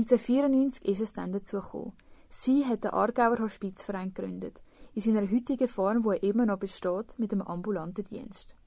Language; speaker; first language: German; native; German